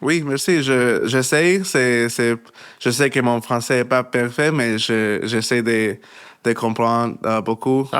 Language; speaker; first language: French; non-native, learner; Spanish